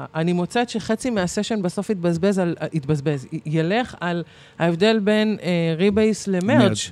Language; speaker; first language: Hebrew; early bilingual, other home language; Arabic